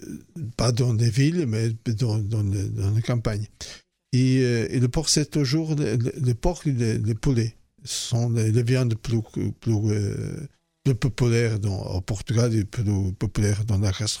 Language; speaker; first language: French; non-native, fluent; Portuguese